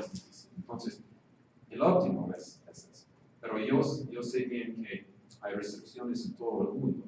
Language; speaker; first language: Spanish; non-native, fluent; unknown